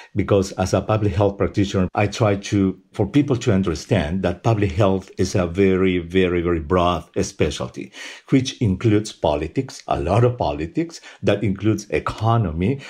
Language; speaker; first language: English; non-native, fluent; Spanish